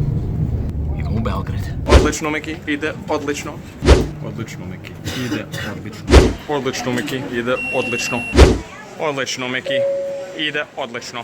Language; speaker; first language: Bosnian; non-native, learner; English